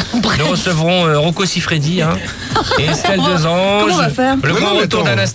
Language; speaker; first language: French; native; French